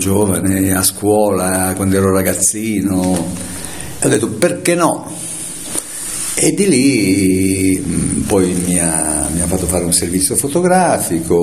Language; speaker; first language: Italian; native; Italian